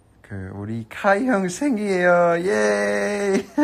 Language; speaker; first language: Korean; non-native, learner; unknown